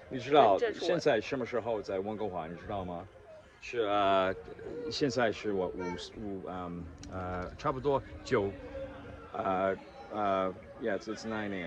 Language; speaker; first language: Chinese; non-native, learner; English